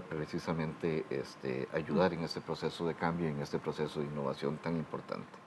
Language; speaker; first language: Spanish; native; Spanish